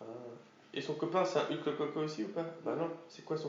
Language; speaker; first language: French; native; French